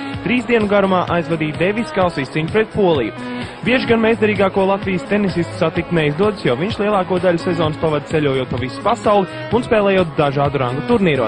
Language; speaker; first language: Latvian; native; Latvian